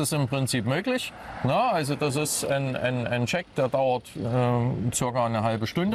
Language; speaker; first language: German; native; German